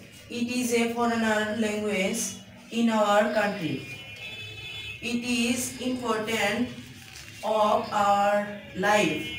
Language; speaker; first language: English; non-native, learner; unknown